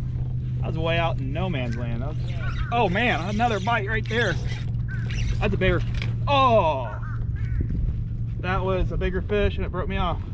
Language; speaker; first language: English; native; English